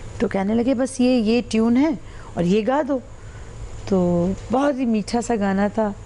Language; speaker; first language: Hindi; non-native, local second language; Punjabi